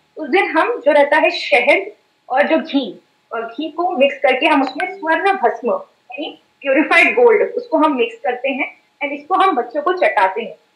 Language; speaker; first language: Hindi; native; Hindi